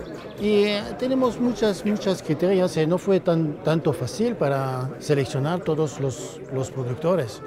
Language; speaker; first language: Spanish; non-native, fluent; French